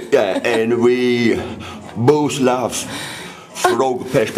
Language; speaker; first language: English; non-native, learner; Swedish